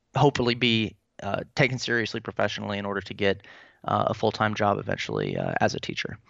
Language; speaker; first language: English; native; English